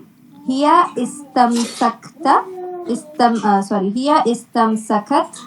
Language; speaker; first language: Arabic; non-native, learner; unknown